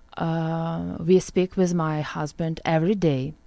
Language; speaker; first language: English; non-native, learner; Ukrainian